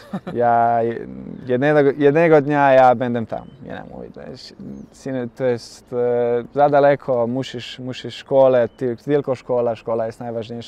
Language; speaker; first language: Polish; non-native, learner; Bosnian